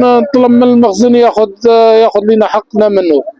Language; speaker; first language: Arabic; native; Arabic